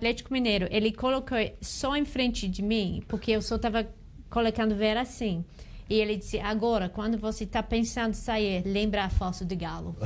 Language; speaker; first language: Portuguese; non-native, fluent; English